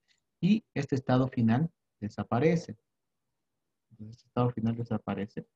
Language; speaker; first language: Spanish; native; Spanish